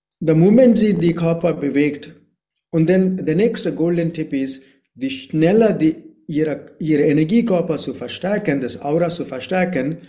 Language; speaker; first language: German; non-native, fluent; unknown